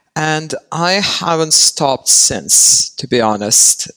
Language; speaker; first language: English; non-native, fluent; Serbian